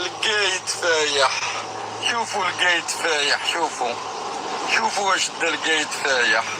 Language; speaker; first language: Arabic; native; Arabic